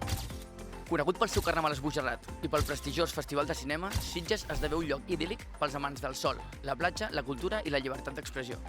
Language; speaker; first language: Catalan; native; Catalan